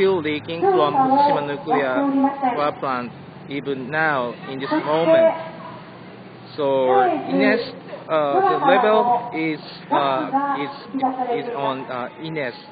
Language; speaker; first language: English; non-native, learner; Japanese